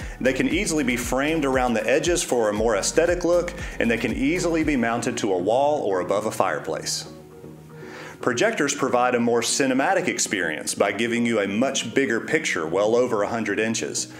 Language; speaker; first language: English; native; English